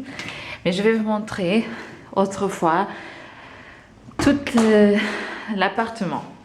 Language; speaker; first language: French; non-native, fluent; Portuguese